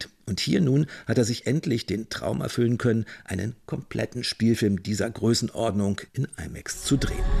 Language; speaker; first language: German; native; German